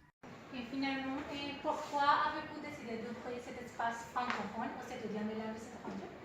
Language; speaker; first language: French; non-native, fluent; Spanish